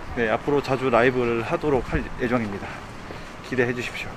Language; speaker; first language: Korean; native; Korean